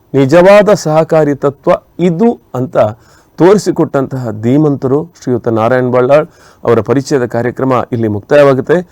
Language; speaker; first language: Kannada; native; Kannada